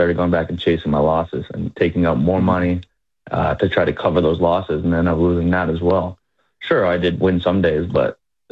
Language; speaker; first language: English; native; English